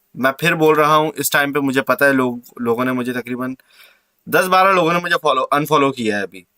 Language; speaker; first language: Urdu; native; Urdu